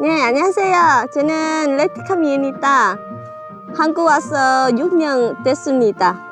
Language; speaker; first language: Korean; non-native, learner; Vietnamese